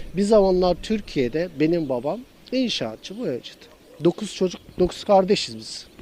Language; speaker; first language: Turkish; native; Turkish